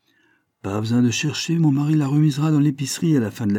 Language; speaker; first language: French; native; French